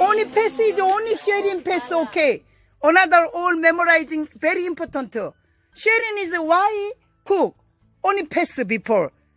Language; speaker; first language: English; non-native, learner; Korean